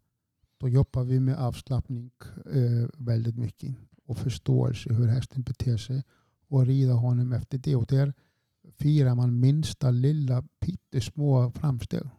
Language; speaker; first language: Swedish; non-native, fluent; Icelandic